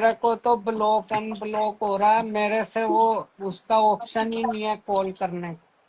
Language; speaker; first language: Hindi; native; Hindi